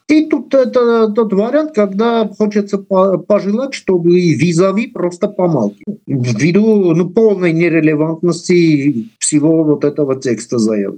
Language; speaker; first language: Russian; non-native, local second language; Armenian